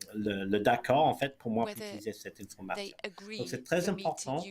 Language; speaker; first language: French; early bilingual, heritage; English